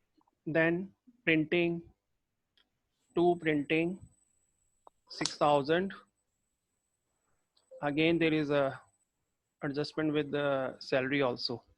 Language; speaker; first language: English; non-native, local second language; Hindi